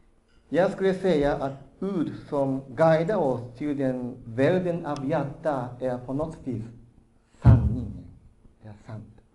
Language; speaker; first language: Swedish; non-native, fluent; Japanese